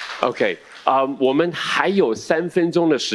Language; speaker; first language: Chinese; native; Chinese